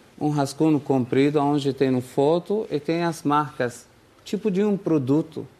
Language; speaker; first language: Portuguese; non-native, fluent; Arabic